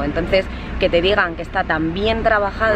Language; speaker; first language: Spanish; native; Spanish